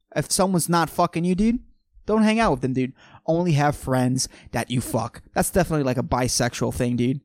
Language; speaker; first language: English; native; English